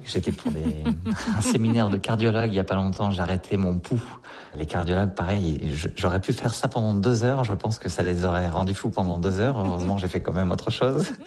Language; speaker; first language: French; native; French